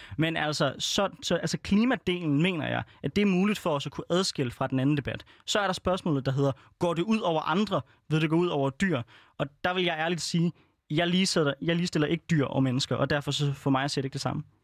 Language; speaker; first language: Danish; native; Danish